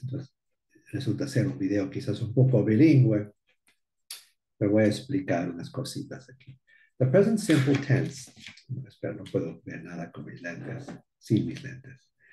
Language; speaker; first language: Spanish; early bilingual, heritage; Spanish